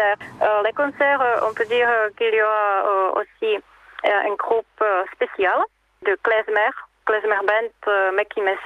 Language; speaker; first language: French; non-native, learner; Czech